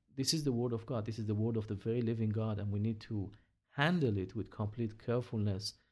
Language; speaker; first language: English; non-native, fluent; Hebrew